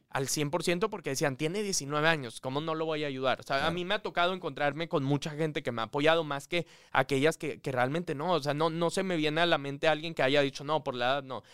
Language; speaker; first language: Spanish; native; Spanish